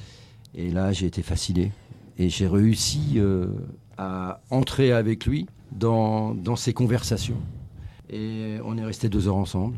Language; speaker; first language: French; native; French